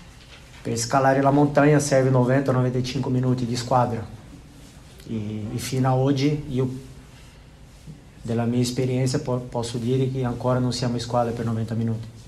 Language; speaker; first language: Italian; non-native, fluent; Portuguese